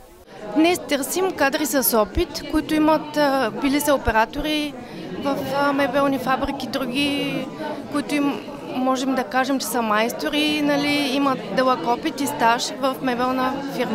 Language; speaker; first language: Bulgarian; native; Bulgarian